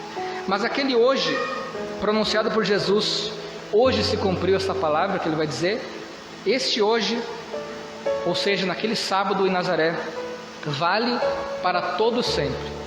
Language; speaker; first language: Portuguese; native; Portuguese